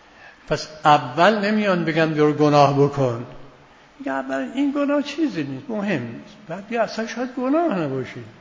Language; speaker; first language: Persian; native; Persian